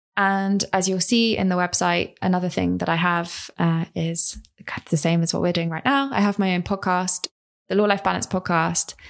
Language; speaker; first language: English; native; English